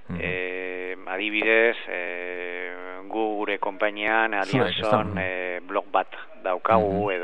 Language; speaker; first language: Basque; non-native, learner; Spanish